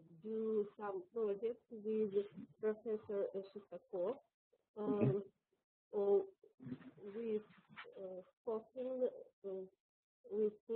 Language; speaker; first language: English; non-native, learner; Russian